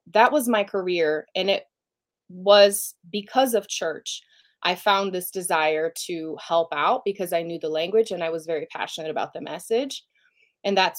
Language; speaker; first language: English; non-native, fluent; Portuguese